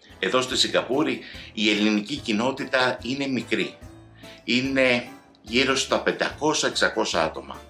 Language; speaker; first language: Greek; native; Greek